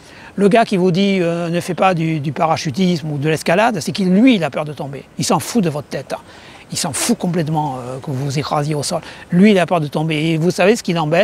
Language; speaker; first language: French; native; French